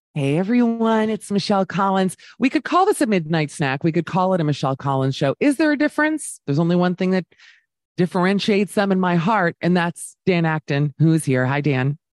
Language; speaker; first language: English; native; English